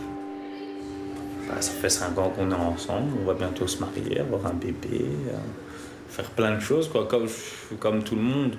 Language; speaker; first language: French; early bilingual, other home language; Lingala